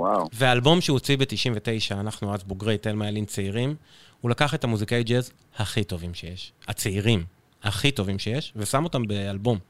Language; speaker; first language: Hebrew; native; Hebrew